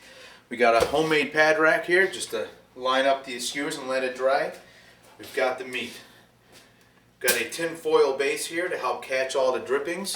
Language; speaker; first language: English; native; English